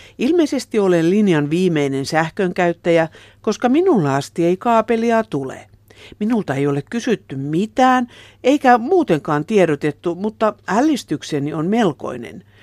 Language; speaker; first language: Finnish; native; Finnish